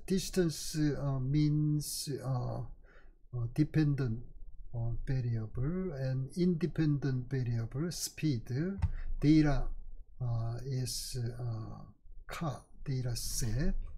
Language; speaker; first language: English; non-native, fluent; Korean